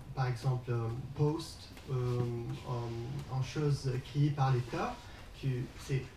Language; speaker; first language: French; non-native, learner; Arabic